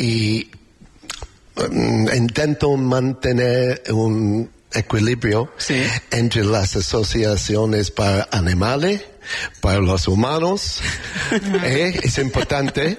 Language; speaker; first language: Spanish; non-native, learner; English